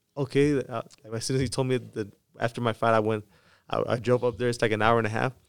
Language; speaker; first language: English; early bilingual, other home language; Spanish